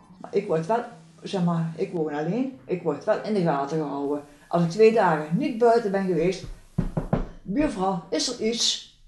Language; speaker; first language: Dutch; native; Dutch